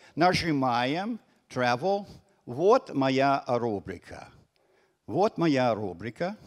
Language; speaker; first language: Russian; non-native, fluent; English